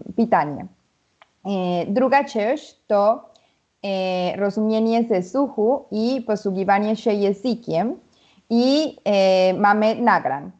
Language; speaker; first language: Polish; non-native, learner; Spanish